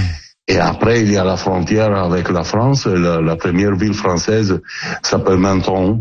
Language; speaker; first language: French; non-native, learner; Italian